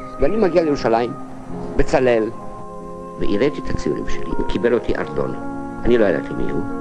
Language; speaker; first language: Hebrew; non-native, fluent; Hungarian